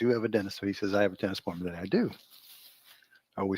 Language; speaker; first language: English; native; English